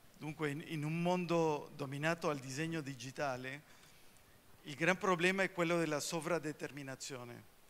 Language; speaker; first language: Italian; early bilingual, heritage; Spanish